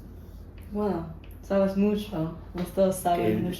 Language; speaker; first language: Spanish; non-native, learner; English